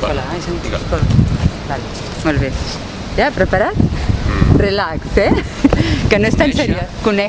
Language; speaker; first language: Catalan; native; Catalan